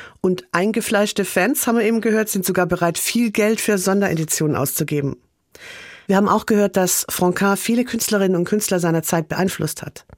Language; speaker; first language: German; native; German